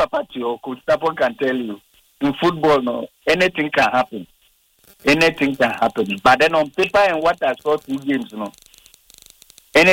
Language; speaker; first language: English; non-native, local second language; Akan